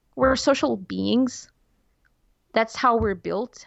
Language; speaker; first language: English; non-native, fluent; Portuguese